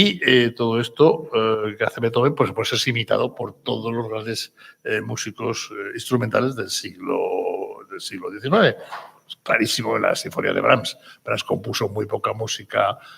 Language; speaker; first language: Spanish; native; Spanish